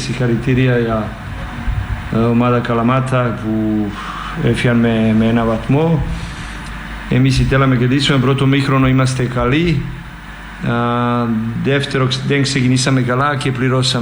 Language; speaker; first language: Greek; non-native, fluent; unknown